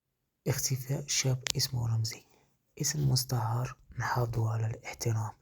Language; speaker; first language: Arabic; native; Arabic